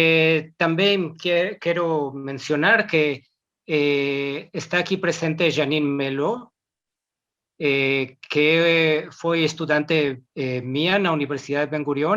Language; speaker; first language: Portuguese; non-native, learner; Spanish